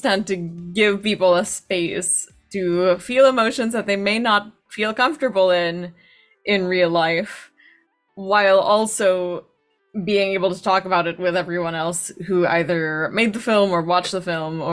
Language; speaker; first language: English; non-native, local second language; Filipino